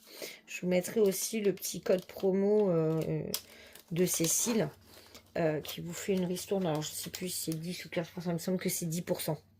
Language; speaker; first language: French; native; French